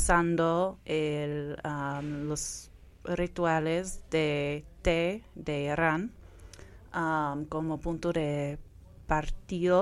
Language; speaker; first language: Spanish; non-native, fluent; English